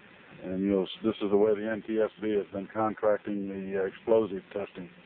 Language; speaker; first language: English; native; English